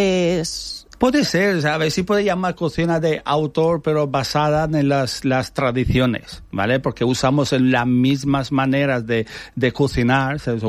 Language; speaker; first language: Spanish; non-native, fluent; Albanian